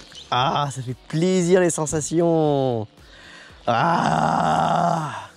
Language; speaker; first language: French; native; French